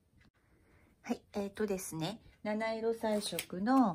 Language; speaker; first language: Japanese; native; Japanese